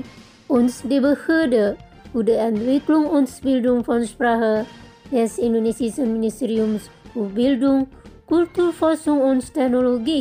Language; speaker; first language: German; non-native, fluent; Indonesian